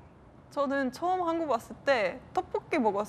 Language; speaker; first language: Korean; non-native, fluent; Estonian